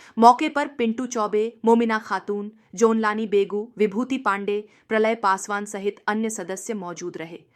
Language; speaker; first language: Hindi; native; Hindi